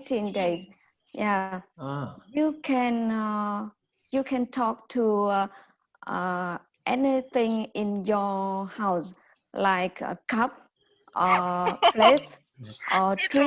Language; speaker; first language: English; non-native, learner; Vietnamese